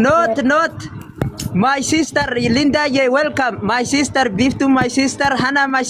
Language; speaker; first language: English; non-native, learner; Oromo